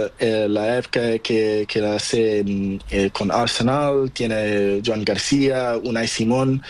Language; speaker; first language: Spanish; non-native, learner; Portuguese